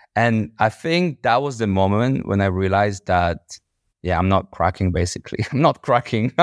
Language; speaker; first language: English; non-native, fluent; Polish